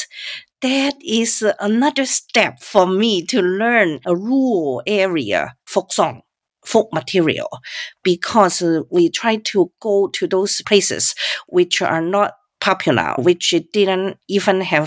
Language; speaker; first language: English; non-native, fluent; Cantonese